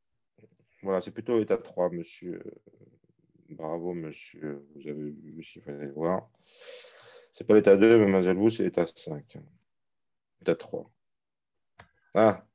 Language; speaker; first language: French; native; French